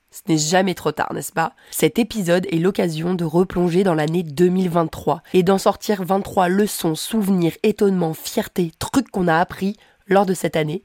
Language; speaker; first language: French; native; French